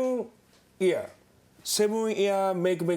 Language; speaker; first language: English; non-native, learner; Japanese